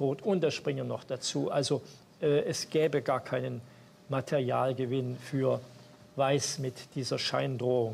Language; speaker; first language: German; native; German